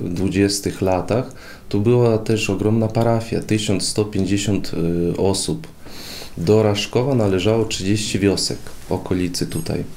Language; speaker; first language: Polish; non-native, fluent; Russian